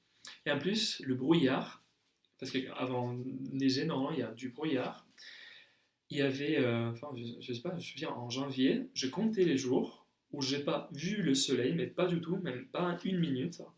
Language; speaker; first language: French; non-native, fluent; Spanish